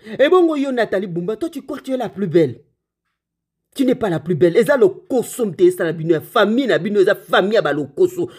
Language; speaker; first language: French; non-native, local second language; Lingala